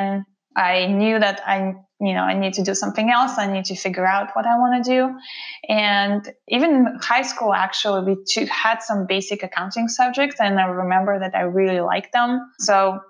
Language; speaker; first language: English; non-native, fluent; Russian